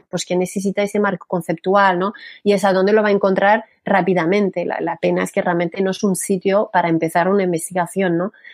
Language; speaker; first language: Spanish; non-native, fluent; French